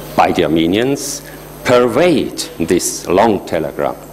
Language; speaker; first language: English; non-native, fluent; German